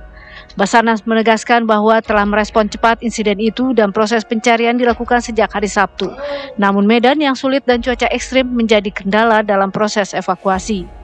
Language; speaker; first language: Indonesian; native; Indonesian